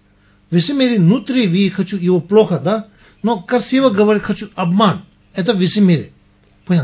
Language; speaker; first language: Russian; non-native, learner; Tibetan